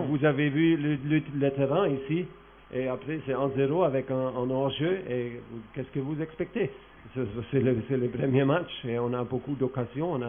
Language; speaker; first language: French; non-native, fluent; German